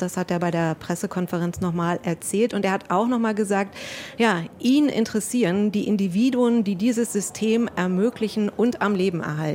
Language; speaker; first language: German; native; German